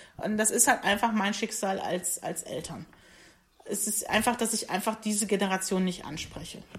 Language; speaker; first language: German; native; German